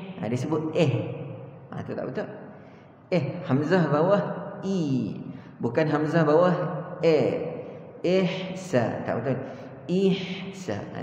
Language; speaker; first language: Malay; native; Malay